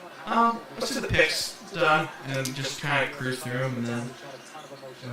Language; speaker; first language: English; native; English